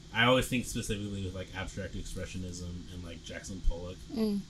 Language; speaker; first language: English; native; English